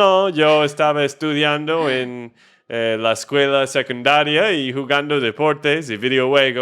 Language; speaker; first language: Spanish; non-native, fluent; English